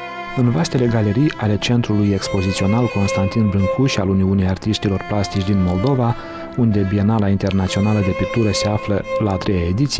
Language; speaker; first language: Romanian; native; Romanian